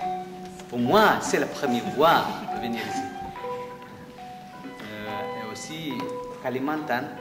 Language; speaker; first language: French; non-native, learner; Indonesian